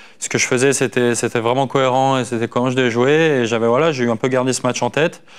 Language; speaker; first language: French; native; French